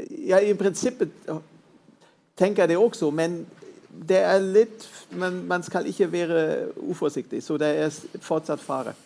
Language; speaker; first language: Norwegian; non-native, fluent; German